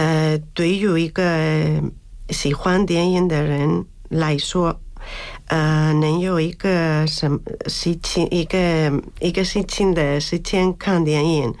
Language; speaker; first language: Chinese; non-native, learner; Spanish